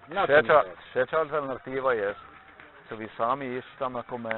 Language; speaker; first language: Polish; non-native, learner; Slovenian